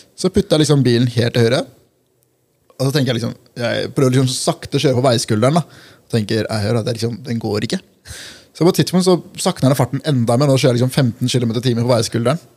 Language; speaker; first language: Norwegian; early bilingual, other home language; Punjabi